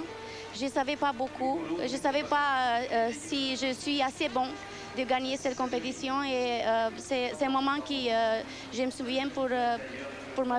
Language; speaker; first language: French; non-native, fluent; Romanian